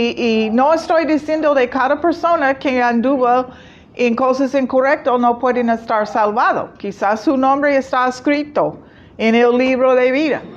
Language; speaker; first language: Spanish; non-native, fluent; English